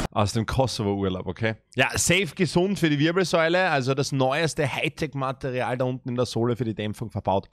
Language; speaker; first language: German; native; German